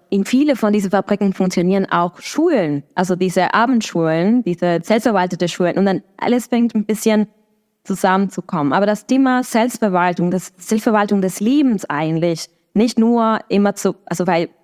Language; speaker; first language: German; non-native, fluent; Spanish